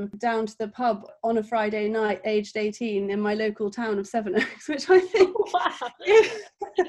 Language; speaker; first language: English; native; English